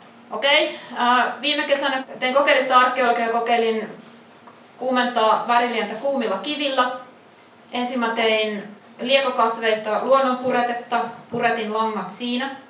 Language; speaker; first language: Finnish; native; Finnish